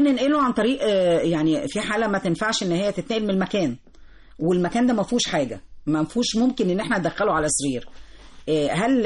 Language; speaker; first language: Arabic; native; Arabic